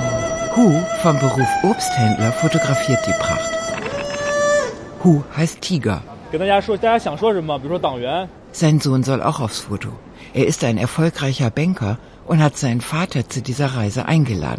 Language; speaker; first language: German; native; German